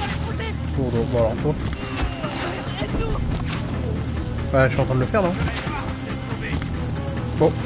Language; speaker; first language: French; native; French